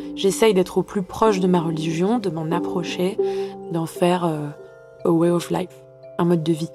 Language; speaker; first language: French; early bilingual, other home language; Arabic